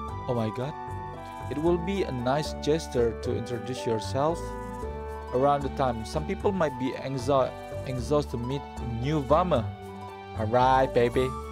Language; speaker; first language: English; non-native, fluent; Indonesian